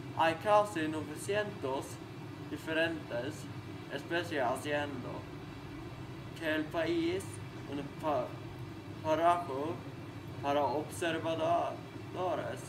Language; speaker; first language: Spanish; non-native, learner; Swedish